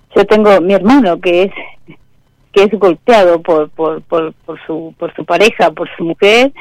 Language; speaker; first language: Spanish; native; Spanish